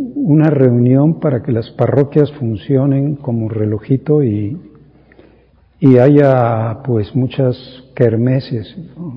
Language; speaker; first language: Spanish; native; Spanish